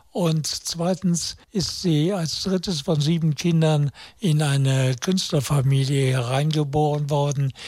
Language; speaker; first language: German; native; German